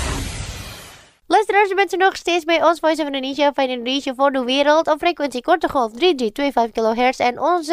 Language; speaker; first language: Dutch; non-native, learner; Indonesian